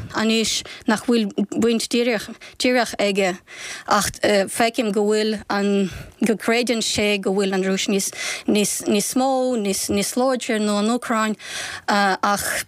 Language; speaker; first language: Irish; non-native, fluent; Ukrainian